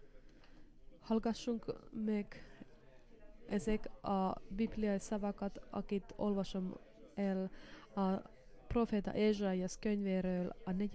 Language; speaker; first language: Hungarian; non-native, fluent; Finnish